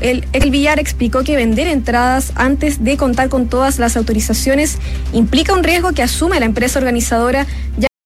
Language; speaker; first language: Spanish; native; Spanish